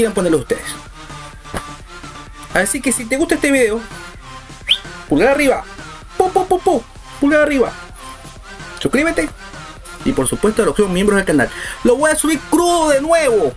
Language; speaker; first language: Spanish; native; Spanish